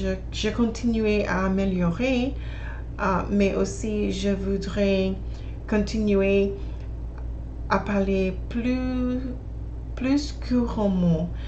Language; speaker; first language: French; non-native, learner; English